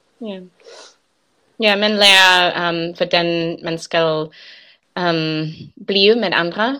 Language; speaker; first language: Danish; non-native, learner; English